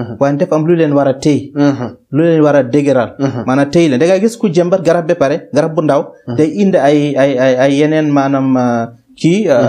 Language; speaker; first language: Wolof; non-native, local second language; Fula